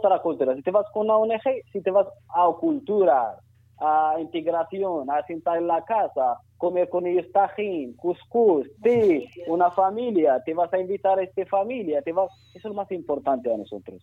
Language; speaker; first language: Spanish; non-native, learner; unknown